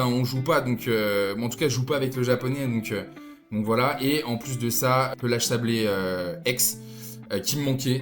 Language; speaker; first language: French; native; French